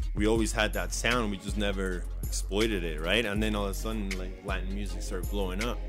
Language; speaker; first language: English; early bilingual, other home language; Spanish